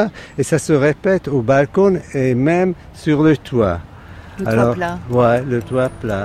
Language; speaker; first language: French; non-native, fluent; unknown